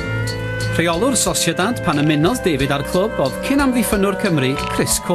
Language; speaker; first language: Welsh; native; Welsh